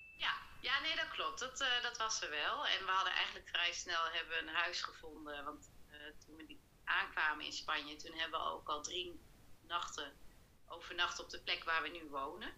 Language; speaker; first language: Dutch; native; Dutch